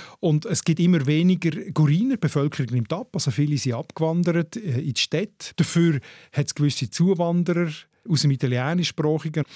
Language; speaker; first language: German; native; German